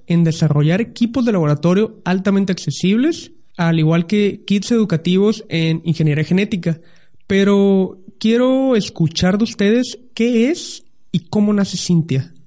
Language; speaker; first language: Spanish; native; Spanish